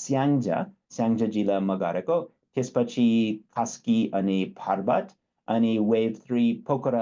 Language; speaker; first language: Nepali; non-native, fluent; English